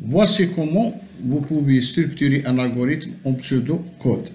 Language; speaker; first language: French; non-native, local second language; Arabic